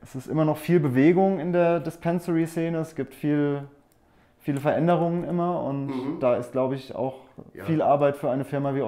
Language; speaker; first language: German; native; German